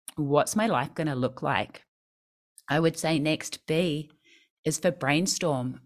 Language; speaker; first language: English; native; English